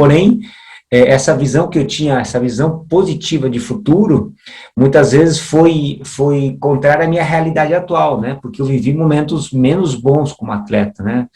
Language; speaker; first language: Portuguese; early bilingual, other home language; Spanish